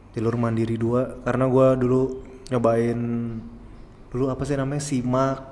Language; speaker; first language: Indonesian; native; Indonesian